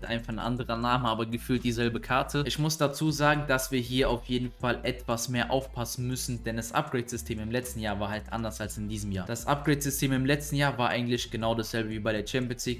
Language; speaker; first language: German; native; German